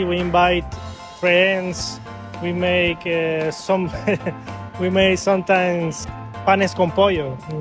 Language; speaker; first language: English; non-native, learner; Spanish